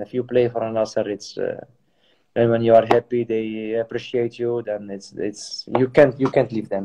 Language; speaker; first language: English; non-native, fluent; Arabic